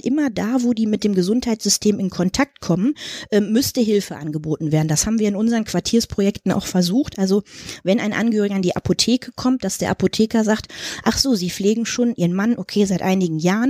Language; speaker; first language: German; native; German